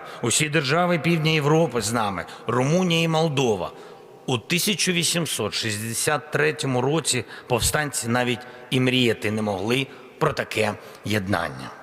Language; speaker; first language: Ukrainian; non-native, local second language; Russian